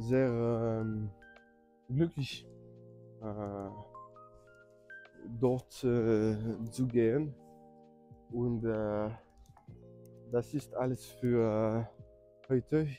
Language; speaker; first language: German; non-native, learner; French